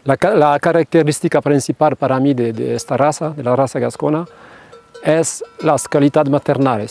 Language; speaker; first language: Spanish; non-native, fluent; French